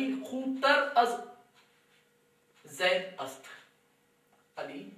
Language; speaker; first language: Persian; non-native, fluent; Urdu